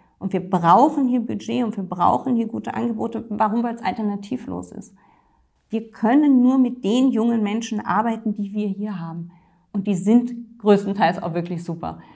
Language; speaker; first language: German; native; German